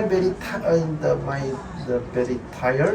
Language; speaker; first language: English; non-native, learner; Korean